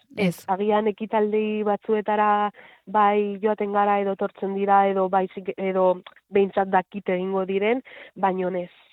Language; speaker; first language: Basque; non-native, local second language; Spanish